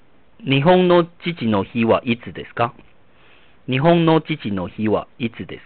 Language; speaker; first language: Japanese; non-native, fluent; Chinese